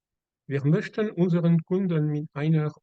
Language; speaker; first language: German; non-native, learner; French